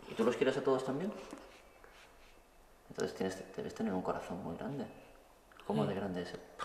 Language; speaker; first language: Spanish; native; Spanish